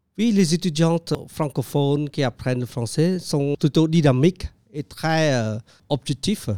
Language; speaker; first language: French; non-native, fluent; Khmer